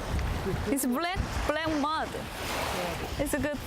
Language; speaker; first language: English; non-native, learner; Korean